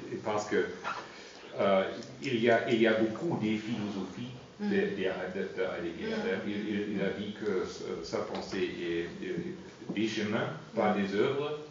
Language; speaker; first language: French; non-native, fluent; German